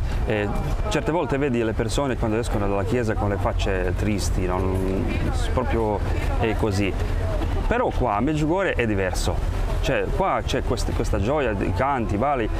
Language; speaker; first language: Italian; non-native, fluent; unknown